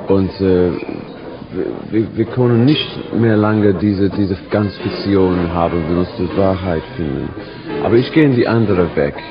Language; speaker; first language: German; non-native, learner; English